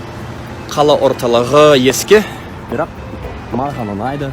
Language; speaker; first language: Kazakh; non-native, learner; English